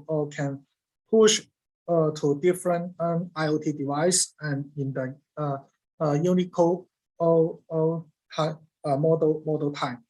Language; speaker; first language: English; non-native, learner; Cantonese